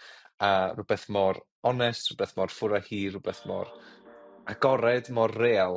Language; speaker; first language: Welsh; native; Welsh